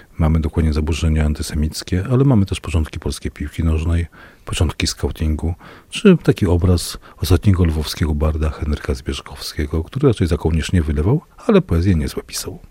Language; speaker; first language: Polish; native; Polish